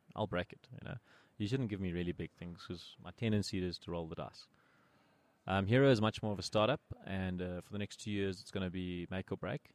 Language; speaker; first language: English; native; English